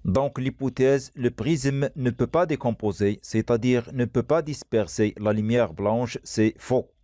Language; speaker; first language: French; non-native, local second language; Arabic